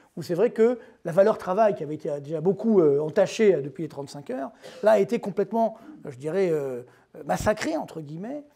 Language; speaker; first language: French; native; French